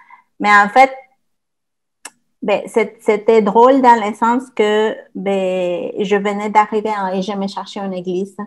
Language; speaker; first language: French; non-native, fluent; Spanish